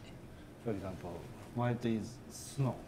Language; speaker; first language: English; non-native, learner; Japanese